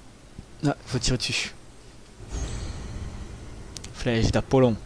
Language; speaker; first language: French; native; French